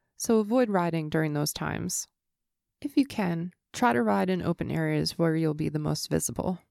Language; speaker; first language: English; native; English